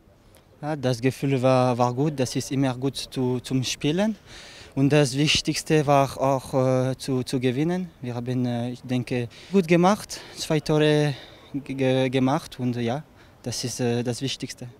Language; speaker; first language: German; non-native, local second language; French